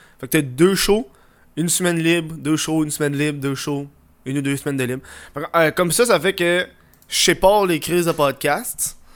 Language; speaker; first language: French; native; French